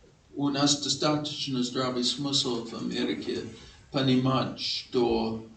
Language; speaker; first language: Russian; non-native, fluent; English